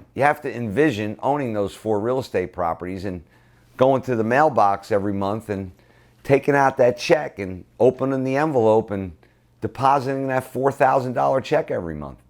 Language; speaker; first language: English; native; English